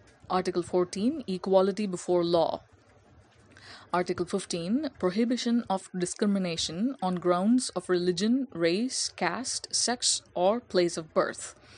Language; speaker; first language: English; non-native, local second language; Tamil